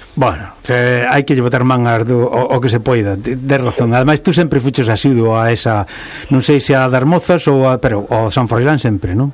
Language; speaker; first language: Galician; non-native, local second language; Spanish